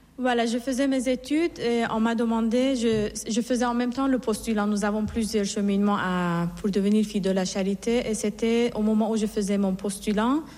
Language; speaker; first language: French; non-native, fluent; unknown